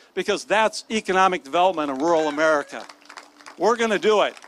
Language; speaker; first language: English; native; English